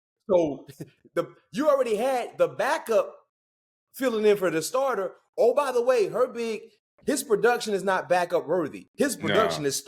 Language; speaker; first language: English; native; English